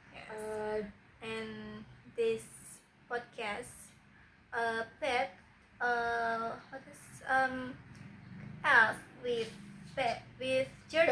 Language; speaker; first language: English; non-native, learner; Indonesian